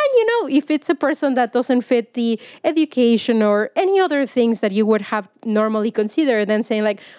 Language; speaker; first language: English; non-native, fluent; Spanish